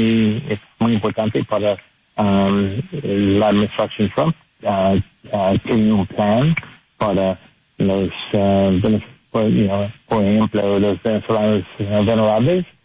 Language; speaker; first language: Spanish; non-native, learner; English